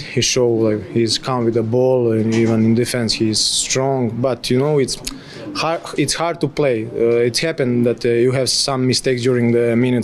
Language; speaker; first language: English; non-native, fluent; Polish